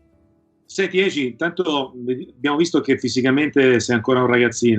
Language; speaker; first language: Italian; native; Italian